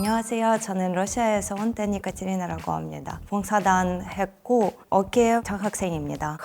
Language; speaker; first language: Korean; non-native, learner; Russian